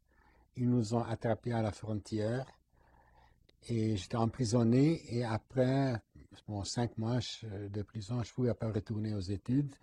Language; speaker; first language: French; non-native, fluent; Hungarian